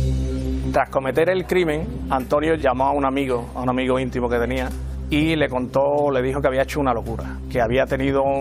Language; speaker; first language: Spanish; native; Spanish